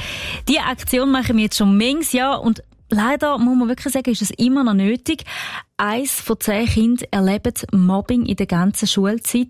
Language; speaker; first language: German; native; German